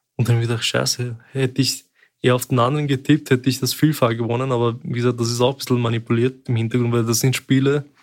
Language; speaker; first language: German; early bilingual, other home language; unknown